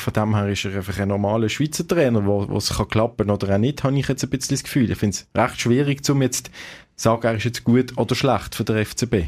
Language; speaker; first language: German; native; German